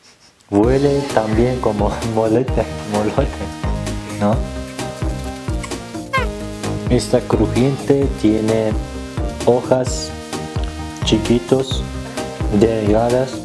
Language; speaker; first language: Spanish; non-native, learner; Turkish